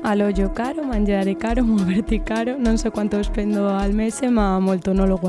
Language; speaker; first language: Italian; non-native, learner; Spanish